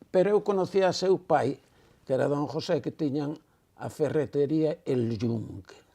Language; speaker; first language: Galician; non-native, local second language; Spanish